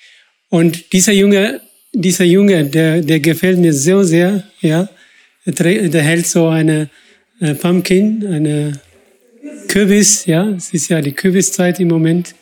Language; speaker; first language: German; non-native, fluent; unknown